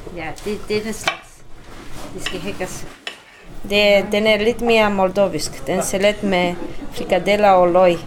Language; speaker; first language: Danish; non-native, learner; Romanian